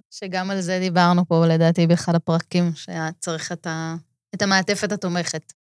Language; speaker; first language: Hebrew; native; Hebrew